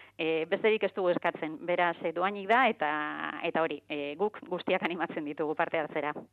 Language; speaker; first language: Basque; native; Basque